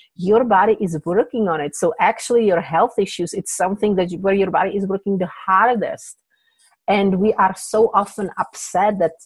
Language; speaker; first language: English; non-native, fluent; Czech